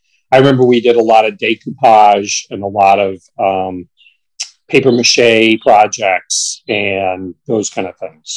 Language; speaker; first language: English; native; English